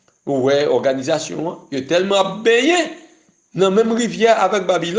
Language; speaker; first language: French; non-native, local second language; Haitian Creole